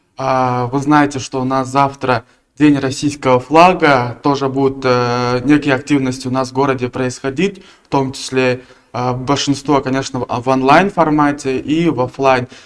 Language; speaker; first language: Russian; non-native, local second language; Tuvinian